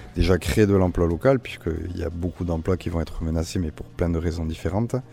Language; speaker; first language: French; native; French